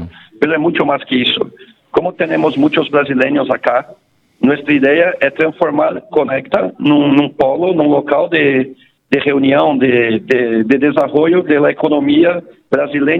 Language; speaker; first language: Portuguese; non-native, local second language; Spanish